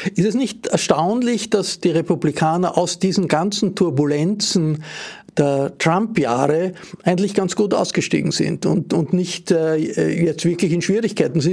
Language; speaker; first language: German; native; German